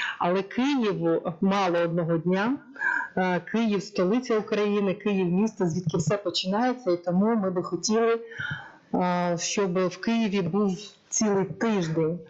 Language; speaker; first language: Ukrainian; native; Ukrainian